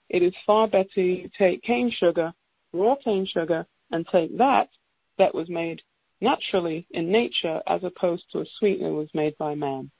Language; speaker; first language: English; native; English